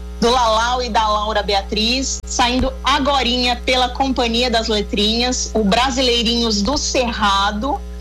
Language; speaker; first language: Portuguese; native; Portuguese